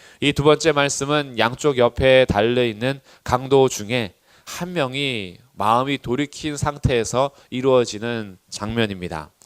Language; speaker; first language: Korean; native; Korean